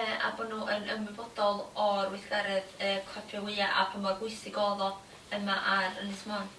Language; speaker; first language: Welsh; native; Welsh